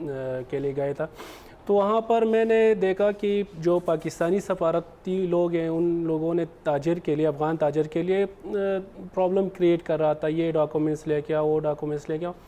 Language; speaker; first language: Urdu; non-native, fluent; Pashto